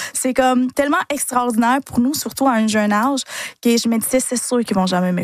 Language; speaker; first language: French; non-native, fluent; Spanish